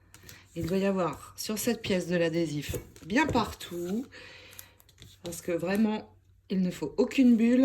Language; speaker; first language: French; native; French